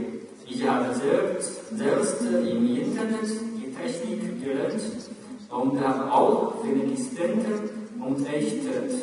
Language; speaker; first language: German; non-native, learner; Chinese